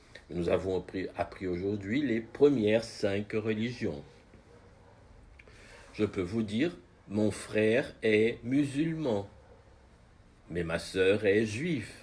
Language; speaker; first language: French; non-native, fluent; Portuguese